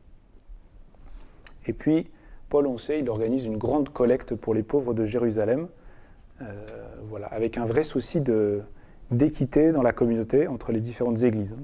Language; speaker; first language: French; native; French